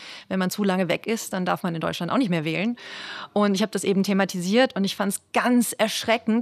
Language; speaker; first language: German; native; German